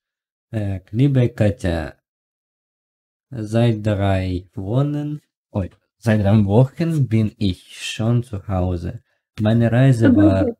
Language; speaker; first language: German; non-native, learner; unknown